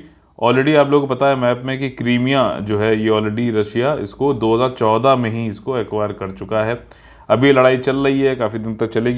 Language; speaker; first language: Hindi; native; Hindi